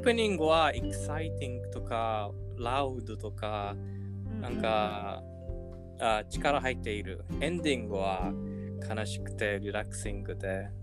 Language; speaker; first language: Japanese; non-native, learner; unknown